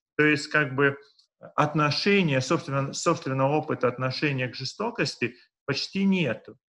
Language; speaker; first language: Russian; non-native, local second language; Lithuanian